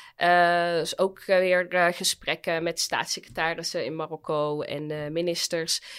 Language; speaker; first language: Dutch; early bilingual, other home language; Arabic